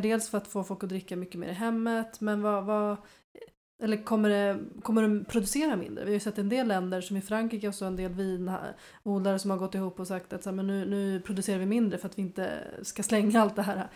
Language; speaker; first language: Swedish; native; Swedish